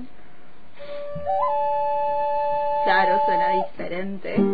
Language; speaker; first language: Spanish; native; Spanish